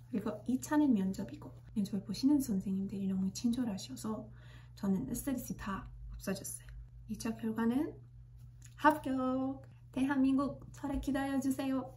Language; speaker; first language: Korean; non-native, fluent; Persian